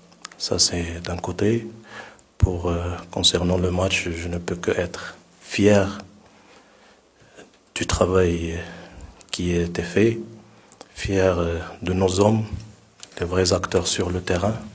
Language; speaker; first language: French; non-native, local second language; Arabic